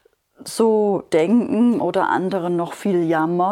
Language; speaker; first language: German; native; German